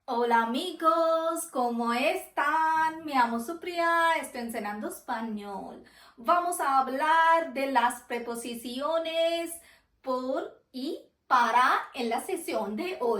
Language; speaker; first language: Spanish; non-native, fluent; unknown